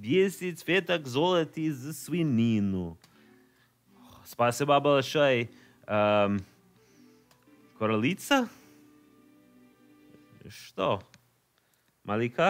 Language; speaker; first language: Russian; non-native, learner; English